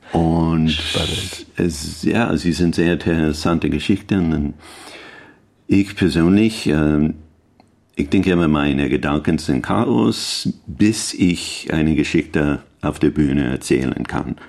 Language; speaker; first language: German; non-native, learner; English